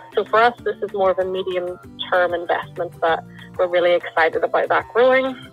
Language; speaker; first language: English; native; English